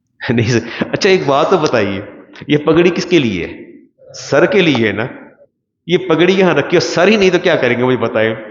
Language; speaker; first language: Urdu; non-native, local second language; Punjabi